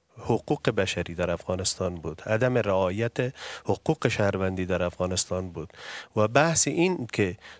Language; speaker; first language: Persian; native; Persian